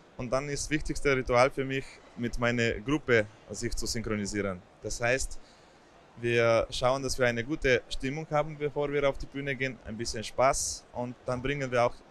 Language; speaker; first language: German; non-native, fluent; Slovenian